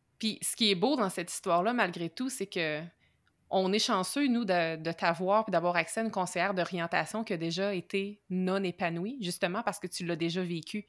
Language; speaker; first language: French; native; French